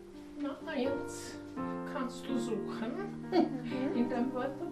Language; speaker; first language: German; non-native, fluent; Czech